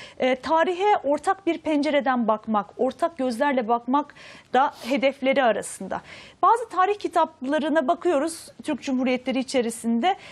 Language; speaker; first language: Turkish; native; Turkish